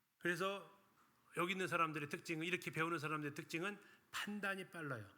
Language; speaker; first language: Korean; native; Korean